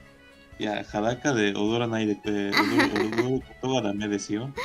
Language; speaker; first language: Japanese; non-native, learner; Spanish